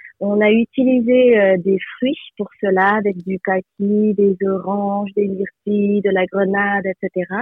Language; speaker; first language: French; early bilingual, other home language; Japanese